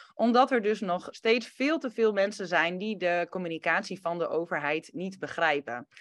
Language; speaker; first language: Dutch; early bilingual, other home language; Romanian